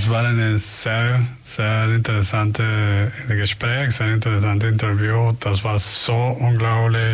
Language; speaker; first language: German; non-native, fluent; Spanish